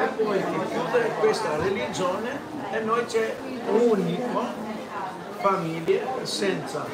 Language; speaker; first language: Italian; non-native, learner; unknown